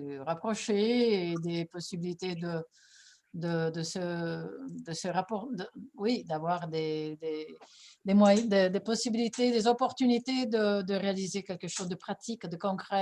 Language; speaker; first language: French; non-native, fluent; Italian